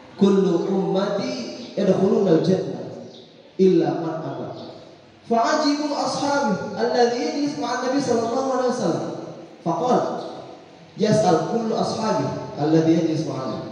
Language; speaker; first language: Arabic; non-native, learner; Indonesian